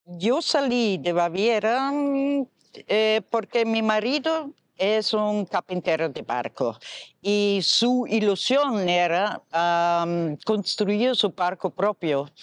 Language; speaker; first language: Spanish; non-native, fluent; German